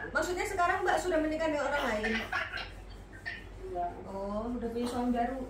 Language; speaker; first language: Indonesian; native; Indonesian